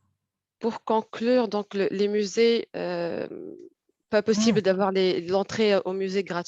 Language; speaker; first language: French; non-native, fluent; Arabic